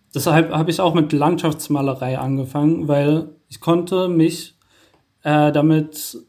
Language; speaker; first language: German; native; German